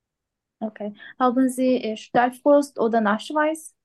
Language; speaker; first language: German; non-native, learner; Turkish